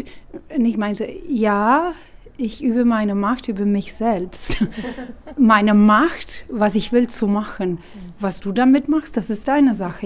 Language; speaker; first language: German; non-native, fluent; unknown